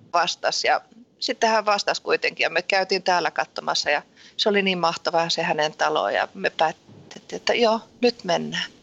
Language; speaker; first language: Finnish; early bilingual, heritage; Finnish